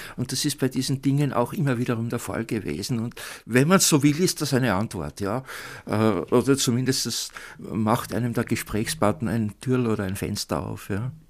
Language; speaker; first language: German; native; German